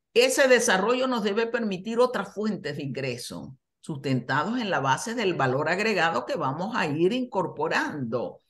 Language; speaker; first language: Spanish; native; Spanish